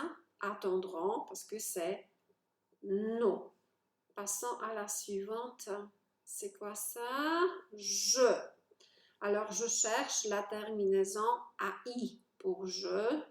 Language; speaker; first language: French; non-native, fluent; Polish